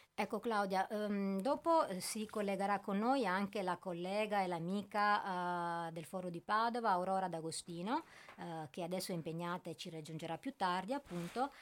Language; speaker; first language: Italian; native; Italian